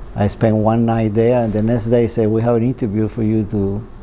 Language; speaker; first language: English; non-native, fluent; Spanish